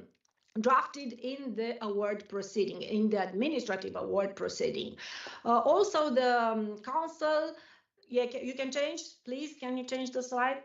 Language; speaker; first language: English; non-native, learner; Romanian